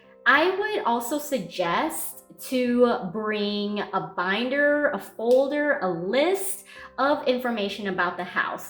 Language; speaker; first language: English; native; English